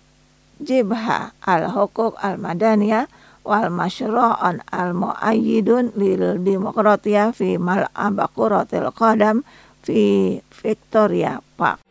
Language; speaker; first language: Arabic; non-native, fluent; Indonesian